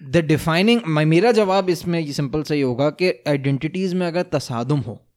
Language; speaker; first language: Urdu; native; Urdu